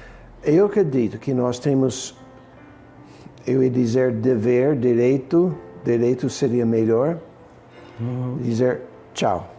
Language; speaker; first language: Portuguese; non-native, fluent; English